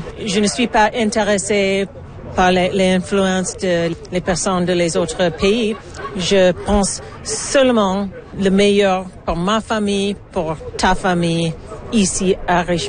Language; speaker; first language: French; non-native, learner; English